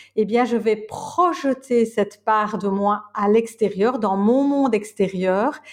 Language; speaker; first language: French; native; French